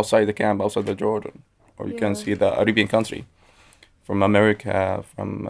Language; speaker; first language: English; non-native, learner; Arabic